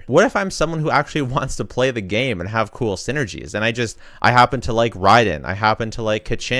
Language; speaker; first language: English; native; English